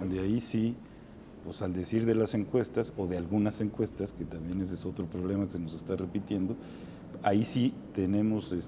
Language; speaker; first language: Spanish; native; Spanish